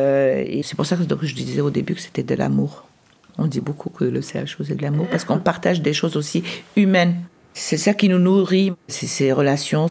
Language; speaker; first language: French; early bilingual, other home language; Arabic